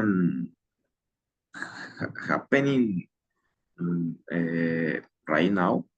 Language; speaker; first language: English; non-native, learner; Spanish